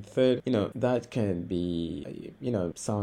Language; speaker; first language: English; non-native, fluent; Portuguese